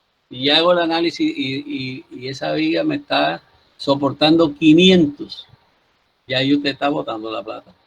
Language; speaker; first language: Spanish; native; Spanish